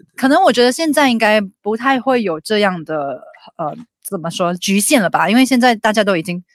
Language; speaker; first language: Chinese; native; Chinese